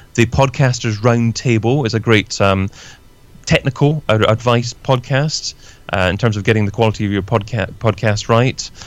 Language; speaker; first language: English; native; English